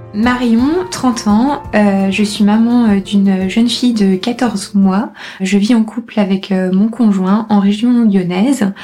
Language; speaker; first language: French; native; French